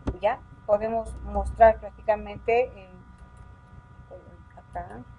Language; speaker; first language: Spanish; native; Spanish